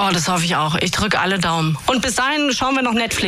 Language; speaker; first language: German; native; German